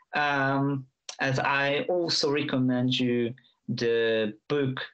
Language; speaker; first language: English; non-native, fluent; Hungarian